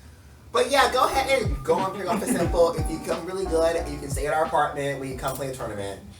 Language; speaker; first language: English; native; English